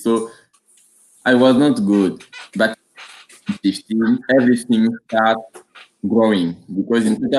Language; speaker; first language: English; non-native, learner; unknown